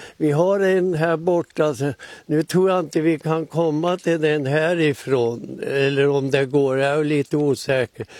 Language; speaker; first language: Swedish; native; Swedish